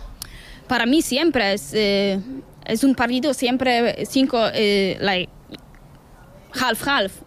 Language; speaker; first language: Spanish; non-native, learner; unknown